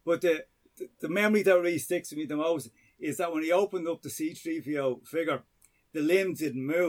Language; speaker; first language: English; native; English